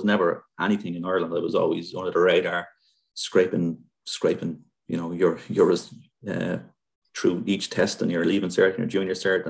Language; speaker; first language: English; native; English